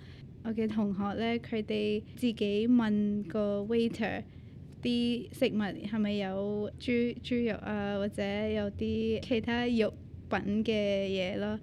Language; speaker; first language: Cantonese; early bilingual, other home language; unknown